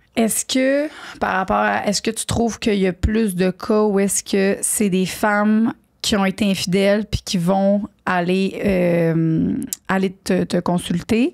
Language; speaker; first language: French; native; French